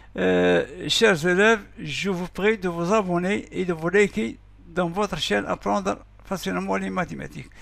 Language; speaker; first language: French; non-native, local second language; Arabic